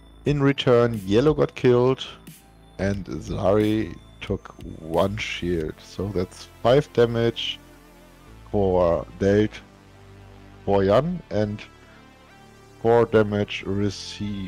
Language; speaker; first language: English; non-native, fluent; German